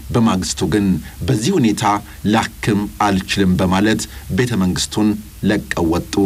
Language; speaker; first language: Amharic; native; Amharic